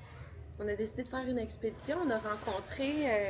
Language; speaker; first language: French; native; French